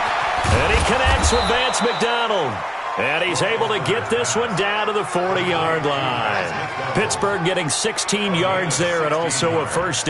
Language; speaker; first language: English; native; English